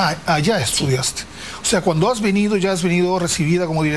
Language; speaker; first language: Spanish; native; Spanish